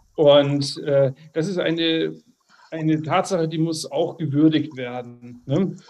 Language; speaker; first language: German; native; German